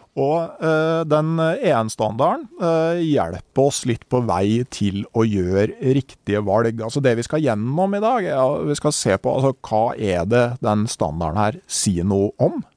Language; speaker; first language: Norwegian; native; Norwegian